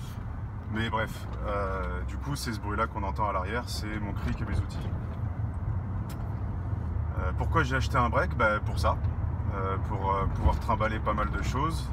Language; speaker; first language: French; native; French